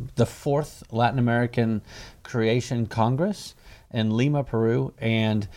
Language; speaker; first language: English; native; English